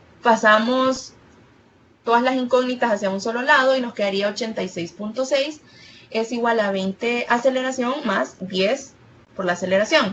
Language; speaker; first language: Spanish; native; Spanish